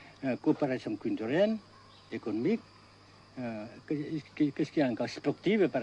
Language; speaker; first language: French; non-native, fluent; Vietnamese